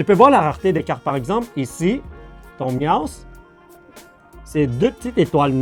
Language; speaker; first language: French; native; French